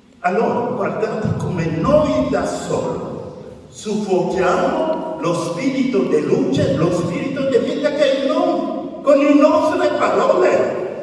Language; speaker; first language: Italian; non-native, fluent; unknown